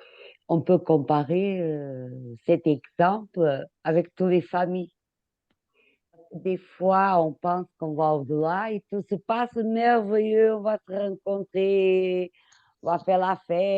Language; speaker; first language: French; non-native, fluent; Portuguese